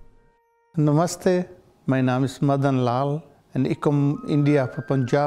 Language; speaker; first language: Dutch; non-native, learner; Punjabi